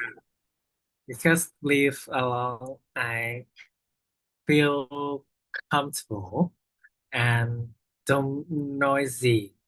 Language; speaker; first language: English; non-native, learner; Vietnamese